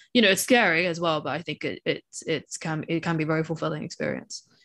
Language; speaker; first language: English; non-native, local second language; Cantonese